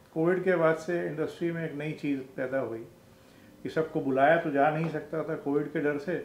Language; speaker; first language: Hindi; native; Hindi